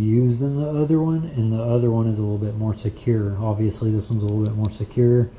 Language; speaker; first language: English; native; English